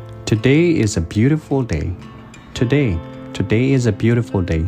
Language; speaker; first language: English; non-native, fluent; Burmese